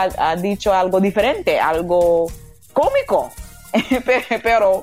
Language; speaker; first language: Spanish; non-native, learner; English